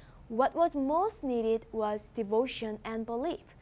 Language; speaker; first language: English; non-native, fluent; Korean